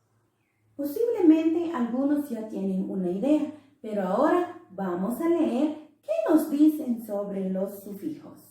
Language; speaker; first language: Spanish; non-native, local second language; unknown